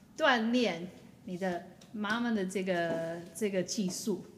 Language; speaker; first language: Chinese; early bilingual, other home language; English